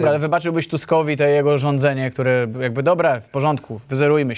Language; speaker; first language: Polish; native; Polish